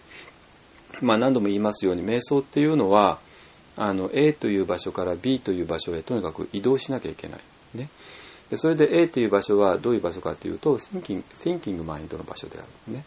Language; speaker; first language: Japanese; native; Japanese